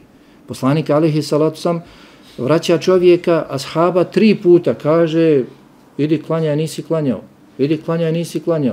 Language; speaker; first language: Serbian; native; Serbian